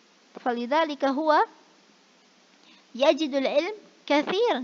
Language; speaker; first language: Arabic; non-native, fluent; Indonesian